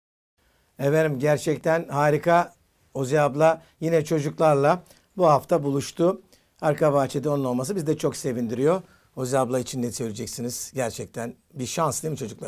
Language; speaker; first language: Turkish; native; Turkish